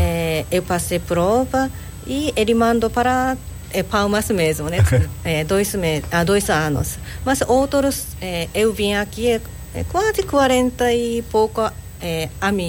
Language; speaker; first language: Portuguese; non-native, learner; Japanese